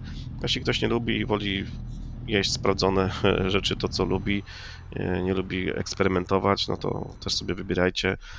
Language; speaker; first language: Polish; native; Polish